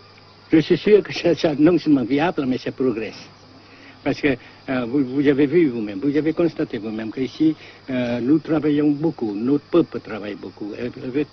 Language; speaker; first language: French; non-native, fluent; Vietnamese